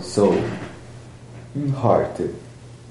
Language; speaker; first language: English; non-native, learner; Spanish